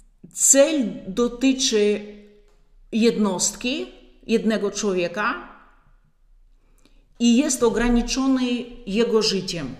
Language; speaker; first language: Polish; non-native, fluent; Russian